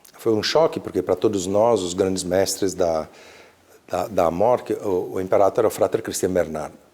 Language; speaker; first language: Portuguese; early bilingual, other home language; Italian